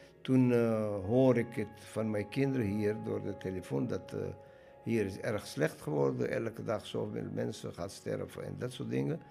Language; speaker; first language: Dutch; non-native, learner; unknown